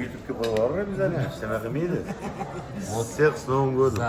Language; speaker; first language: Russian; non-native, local second language; Kazakh